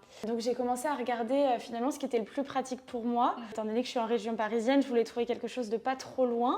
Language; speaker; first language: French; native; French